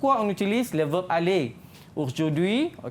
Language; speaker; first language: French; non-native, fluent; Malay